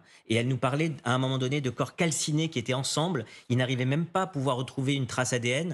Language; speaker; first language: French; native; French